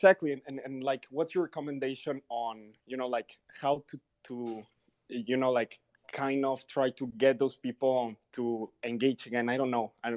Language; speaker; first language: English; non-native, fluent; Spanish